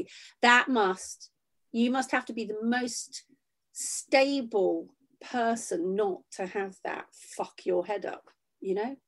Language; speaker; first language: English; native; English